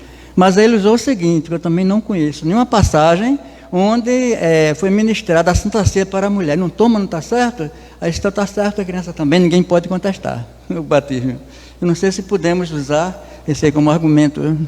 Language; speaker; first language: Portuguese; native; Portuguese